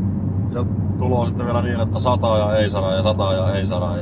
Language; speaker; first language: Finnish; native; Finnish